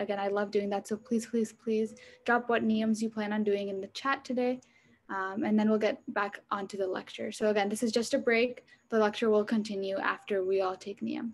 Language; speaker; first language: English; early bilingual, other home language; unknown